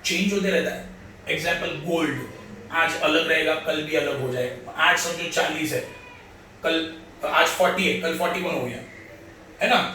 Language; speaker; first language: Hindi; non-native, local second language; Marathi